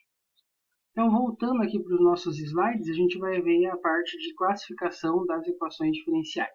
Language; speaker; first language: Portuguese; native; Portuguese